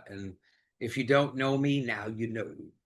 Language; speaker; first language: English; native; English